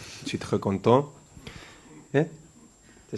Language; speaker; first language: French; non-native, fluent; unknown